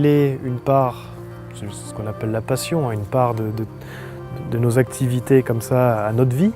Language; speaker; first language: French; native; French